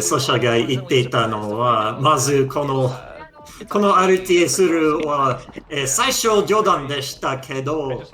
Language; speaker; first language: Japanese; non-native, learner; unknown